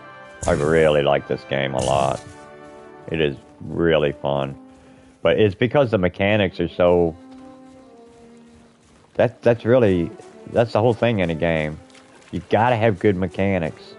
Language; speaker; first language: English; native; English